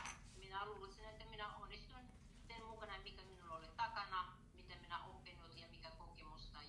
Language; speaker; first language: Finnish; non-native, learner; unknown